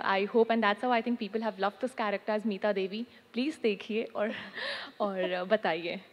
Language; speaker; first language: Hindi; native; Hindi